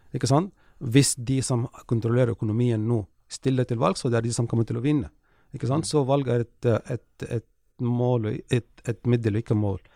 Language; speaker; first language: Norwegian; non-native, fluent; Arabic